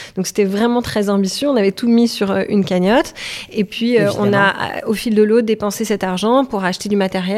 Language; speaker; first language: French; native; French